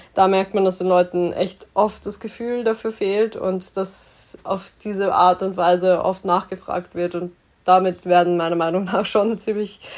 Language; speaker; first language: German; native; German